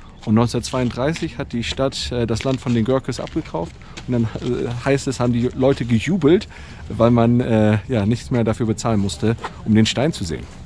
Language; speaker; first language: German; native; German